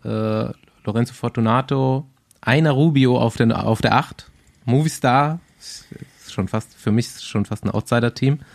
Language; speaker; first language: German; native; German